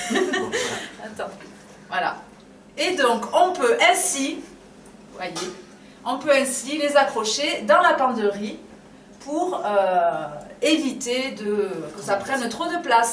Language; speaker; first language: French; native; French